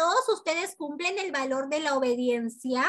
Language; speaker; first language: Spanish; native; Spanish